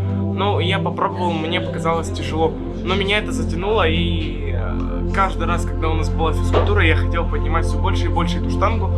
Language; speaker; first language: Russian; native; Russian